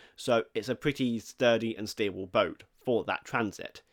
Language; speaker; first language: English; native; English